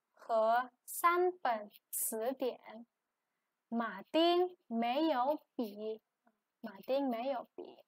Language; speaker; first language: Chinese; non-native, fluent; Indonesian